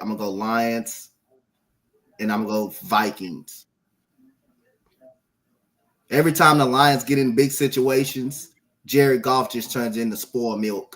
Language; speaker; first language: English; native; English